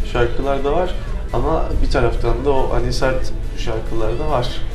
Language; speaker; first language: Turkish; non-native, local second language; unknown